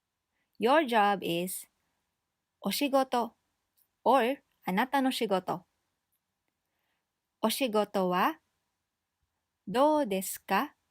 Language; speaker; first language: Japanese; non-native, fluent; English